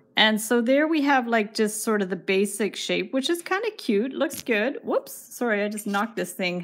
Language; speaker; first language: English; native; English